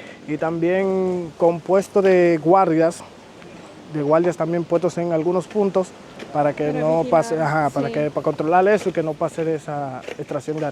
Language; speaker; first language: Spanish; native; Spanish